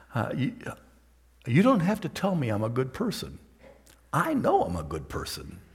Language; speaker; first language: English; native; English